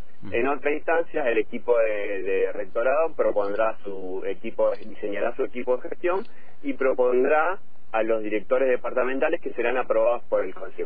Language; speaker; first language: Spanish; native; Spanish